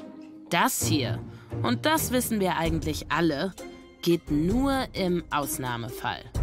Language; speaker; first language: German; native; German